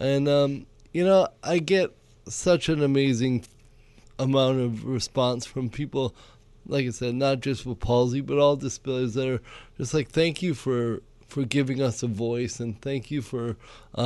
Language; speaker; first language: English; native; English